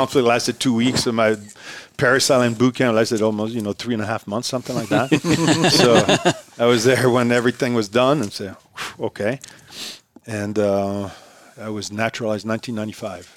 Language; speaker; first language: English; non-native, fluent; French